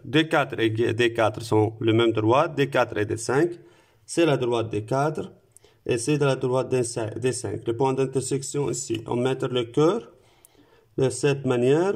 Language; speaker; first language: French; non-native, local second language; Arabic